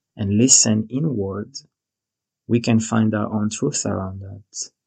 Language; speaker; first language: English; non-native, fluent; Hebrew